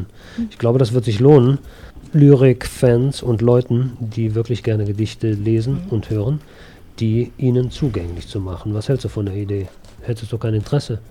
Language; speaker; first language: German; native; German